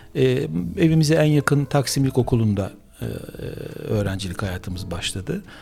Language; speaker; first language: Turkish; non-native, local second language; Armenian